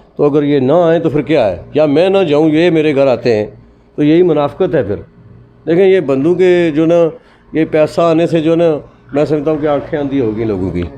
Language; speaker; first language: Urdu; non-native, local second language; Pahari-Potwari